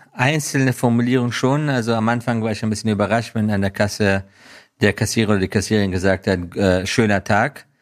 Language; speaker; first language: German; non-native, fluent; Persian